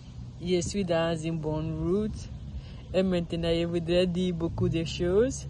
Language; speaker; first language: French; non-native, learner; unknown